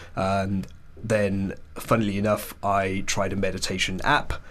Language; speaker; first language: English; early bilingual, other home language; Hindi